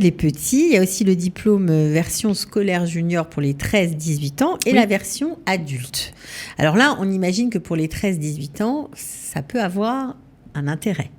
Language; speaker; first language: French; native; French